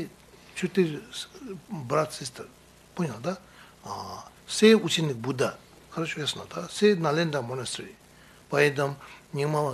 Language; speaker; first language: Russian; non-native, learner; Tibetan